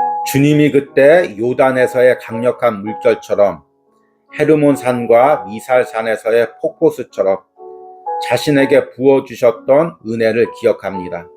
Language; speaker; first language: Korean; native; Korean